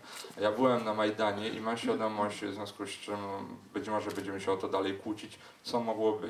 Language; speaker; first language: Polish; native; Polish